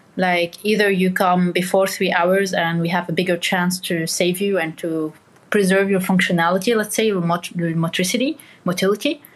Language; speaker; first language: English; non-native, fluent; Arabic